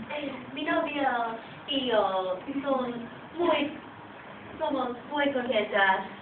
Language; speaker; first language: Spanish; non-native, learner; English